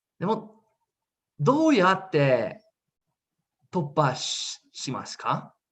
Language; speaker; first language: Japanese; non-native, learner; English